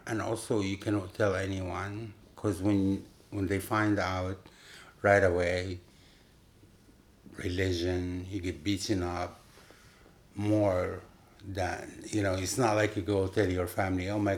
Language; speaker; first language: English; non-native, fluent; Arabic